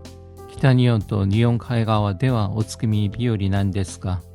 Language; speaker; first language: Japanese; non-native, fluent; Korean